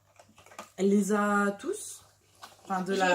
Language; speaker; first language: French; native; French